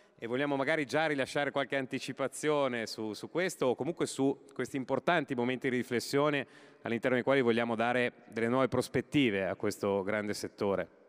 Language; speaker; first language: Italian; native; Italian